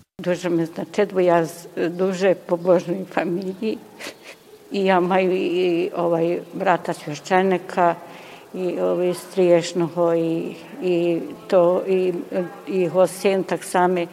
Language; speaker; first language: Ukrainian; early bilingual, heritage; Ukrainian